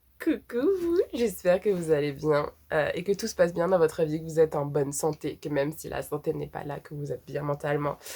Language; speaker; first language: French; native; French